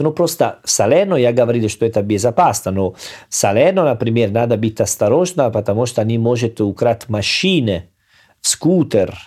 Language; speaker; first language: Russian; non-native, learner; Italian